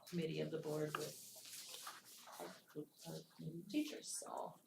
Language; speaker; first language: English; native; English